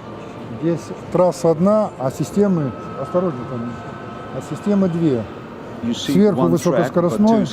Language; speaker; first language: Russian; native; Russian